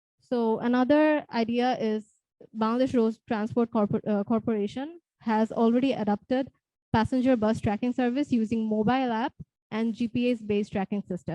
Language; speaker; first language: English; non-native, local second language; Bangla